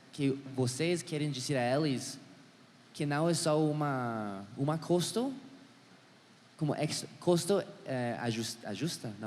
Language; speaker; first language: Portuguese; non-native, learner; English